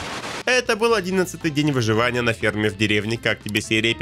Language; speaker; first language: Russian; native; Russian